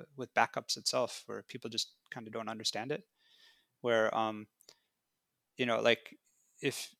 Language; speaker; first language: English; native; English